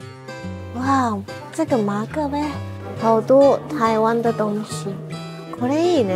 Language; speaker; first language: Chinese; non-native, fluent; Japanese